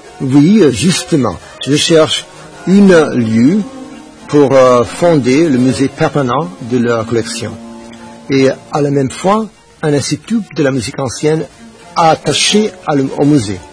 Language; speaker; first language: French; non-native, fluent; Spanish